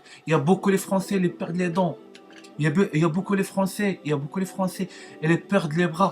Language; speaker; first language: French; non-native, learner; Arabic